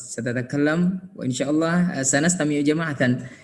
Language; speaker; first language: Arabic; non-native, learner; Indonesian